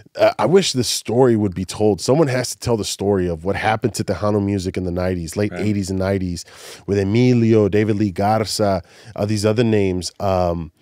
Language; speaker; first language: English; native; English